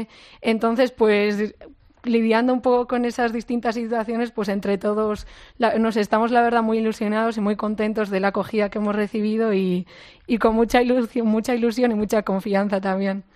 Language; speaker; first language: Spanish; native; Spanish